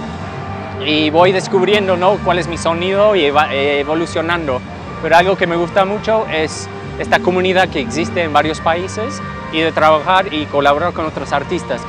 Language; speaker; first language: Spanish; non-native, fluent; English